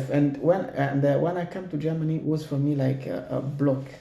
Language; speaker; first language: English; non-native, learner; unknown